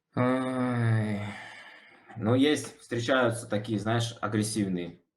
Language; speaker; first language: Russian; native; Russian